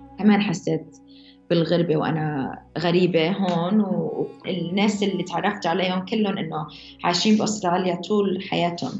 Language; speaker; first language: Arabic; early bilingual, heritage; Arabic